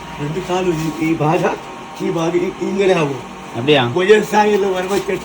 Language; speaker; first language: Malayalam; non-native, learner; Kannada